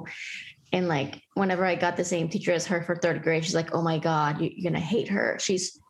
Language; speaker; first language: English; early bilingual, other home language; Spanish